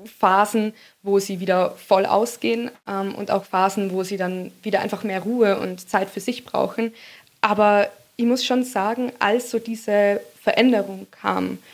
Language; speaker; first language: German; native; German